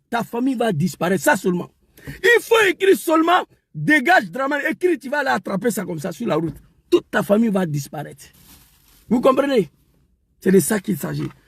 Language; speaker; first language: French; non-native, local second language; Dyula